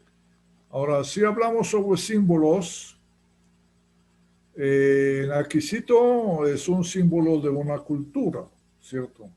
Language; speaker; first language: Spanish; non-native, fluent; Hebrew